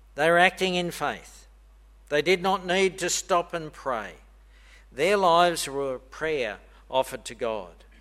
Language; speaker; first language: English; native; English